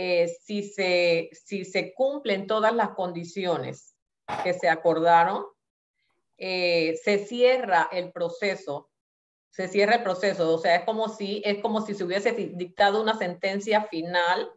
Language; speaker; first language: Spanish; native; Spanish